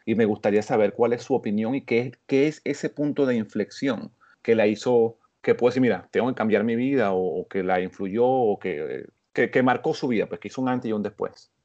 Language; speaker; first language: Spanish; native; Spanish